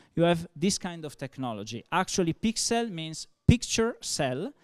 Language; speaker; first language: English; non-native, fluent; Italian